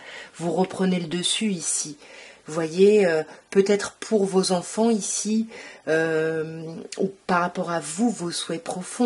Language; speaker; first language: French; native; French